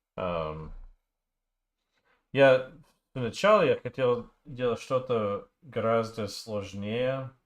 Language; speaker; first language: Russian; non-native, learner; English